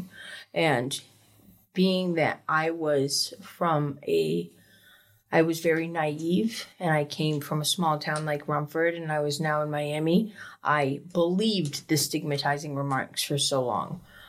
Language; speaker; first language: English; native; English